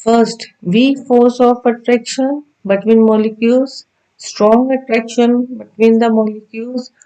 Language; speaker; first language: English; non-native, local second language; Punjabi